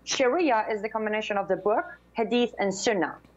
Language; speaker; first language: English; non-native, fluent; Persian